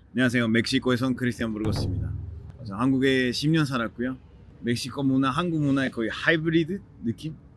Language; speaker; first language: Korean; non-native, fluent; Spanish